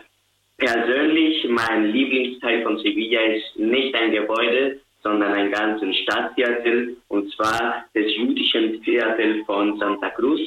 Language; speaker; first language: German; non-native, fluent; Spanish